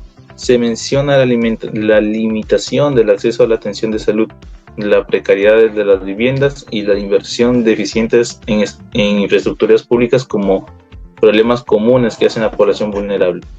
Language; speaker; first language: Spanish; native; Spanish